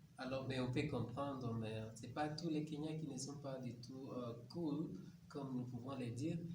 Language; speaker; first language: French; non-native, local second language; Swahili